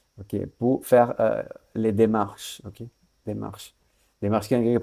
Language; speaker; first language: French; non-native, fluent; Sinhala